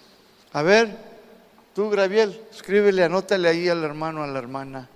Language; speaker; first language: Spanish; native; Spanish